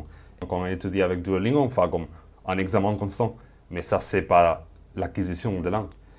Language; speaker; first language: French; non-native, fluent; Spanish